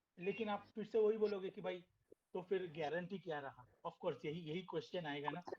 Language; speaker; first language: Hindi; non-native, local second language; Bangla